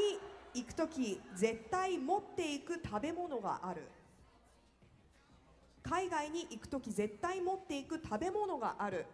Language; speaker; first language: Japanese; native; Japanese